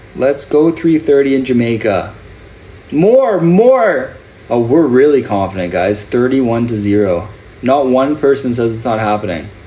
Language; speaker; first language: English; native; English